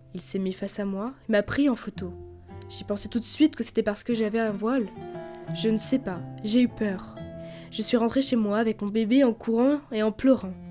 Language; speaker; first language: French; native; French